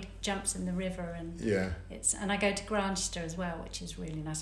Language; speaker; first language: English; native; English